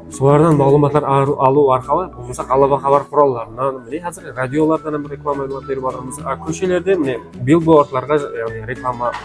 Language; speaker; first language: Uzbek; non-native, local second language; Kara-Kalpak